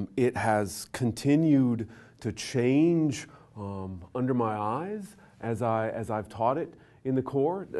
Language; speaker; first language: English; native; English